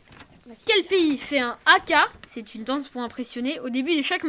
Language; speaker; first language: French; native; French